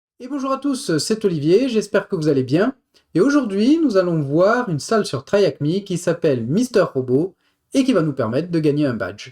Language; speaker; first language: French; native; French